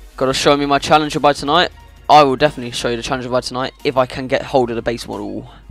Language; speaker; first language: English; native; English